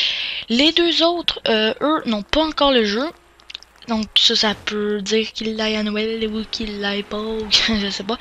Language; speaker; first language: French; native; French